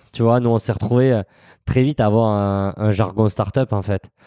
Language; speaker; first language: French; native; French